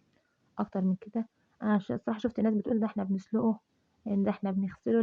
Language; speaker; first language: Arabic; native; Arabic